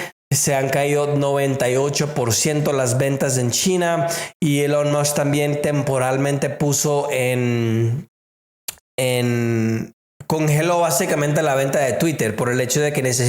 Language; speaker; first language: Spanish; native; Spanish